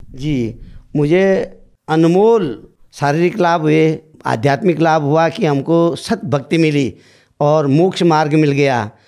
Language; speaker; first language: Hindi; native; Hindi